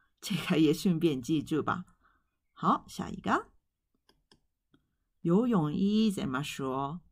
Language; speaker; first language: Chinese; non-native, fluent; Japanese